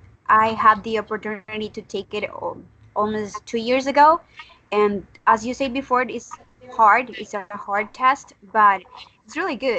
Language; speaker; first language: English; non-native, fluent; Spanish